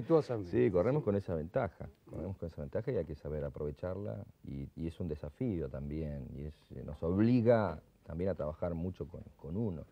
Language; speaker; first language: Spanish; native; Spanish